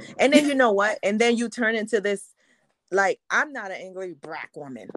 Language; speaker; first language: English; early bilingual, other home language; Haitian Creole